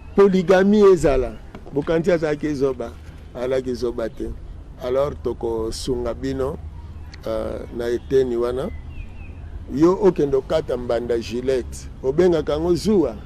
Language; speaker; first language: Lingala; non-native, local second language; Kongo